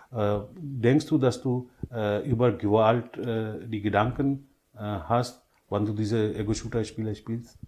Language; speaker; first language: German; non-native, learner; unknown